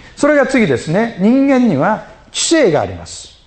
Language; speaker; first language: Japanese; native; Japanese